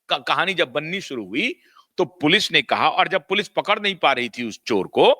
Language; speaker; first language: Hindi; native; Hindi